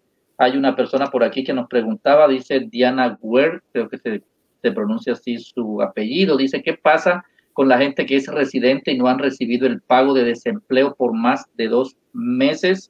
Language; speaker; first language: Spanish; native; Spanish